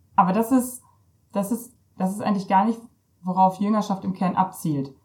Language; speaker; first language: German; native; German